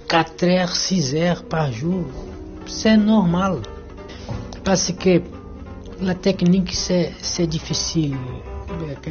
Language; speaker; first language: French; non-native, fluent; Portuguese